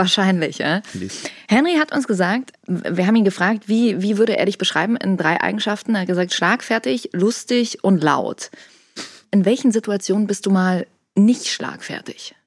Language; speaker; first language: German; native; German